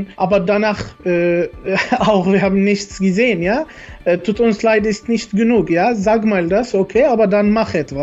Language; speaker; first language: German; non-native, learner; Arabic